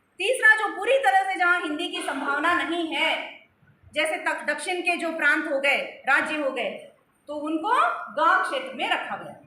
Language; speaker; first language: Hindi; non-native, local second language; Telugu